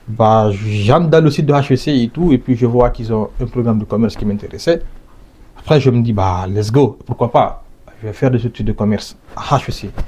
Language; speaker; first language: French; non-native, local second language; Fula